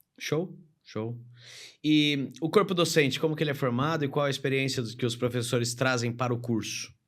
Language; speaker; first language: Portuguese; native; Portuguese